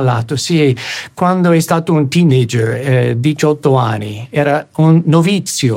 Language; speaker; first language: Italian; non-native, fluent; English